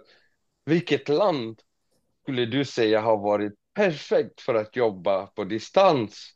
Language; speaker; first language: Swedish; non-native, fluent; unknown